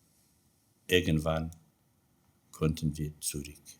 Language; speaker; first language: German; non-native, learner; Kurdish